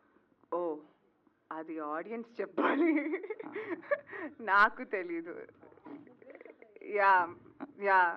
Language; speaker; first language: Telugu; native; Telugu